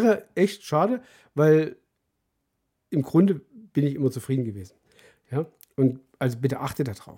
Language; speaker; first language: German; native; German